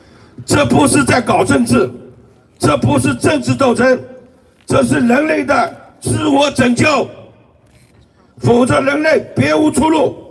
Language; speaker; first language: Chinese; native; Chinese